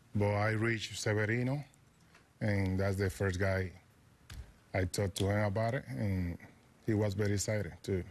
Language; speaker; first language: English; non-native, learner; Spanish